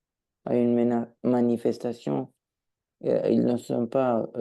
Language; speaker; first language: French; non-native, learner; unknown